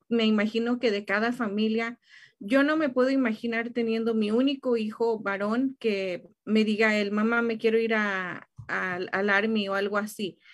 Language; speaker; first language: Spanish; native; Spanish